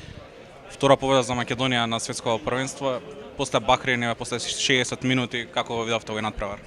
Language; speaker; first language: Macedonian; native; Macedonian